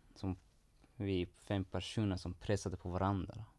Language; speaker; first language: Swedish; non-native, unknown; Persian